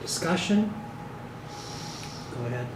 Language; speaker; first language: English; native; English